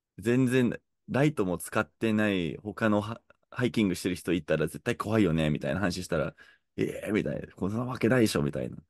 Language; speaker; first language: Japanese; native; Japanese